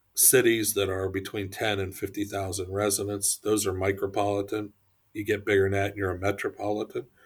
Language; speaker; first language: English; native; English